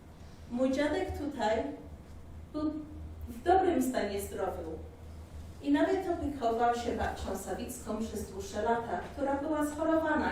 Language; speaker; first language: Polish; early bilingual, heritage; Polish